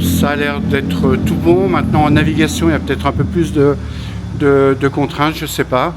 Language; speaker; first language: French; native; French